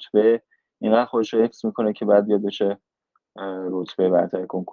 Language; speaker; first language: Persian; native; Persian